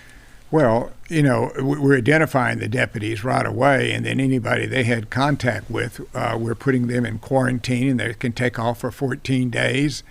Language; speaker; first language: English; native; English